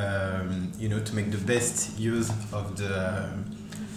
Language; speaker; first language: English; non-native, fluent; French